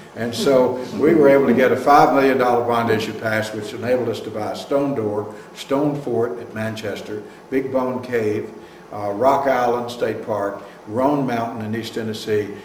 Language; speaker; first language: English; native; English